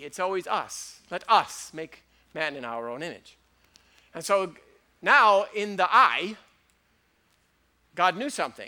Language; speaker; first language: English; native; English